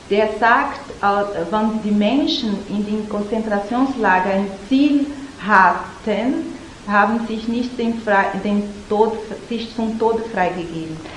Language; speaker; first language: German; non-native, learner; Portuguese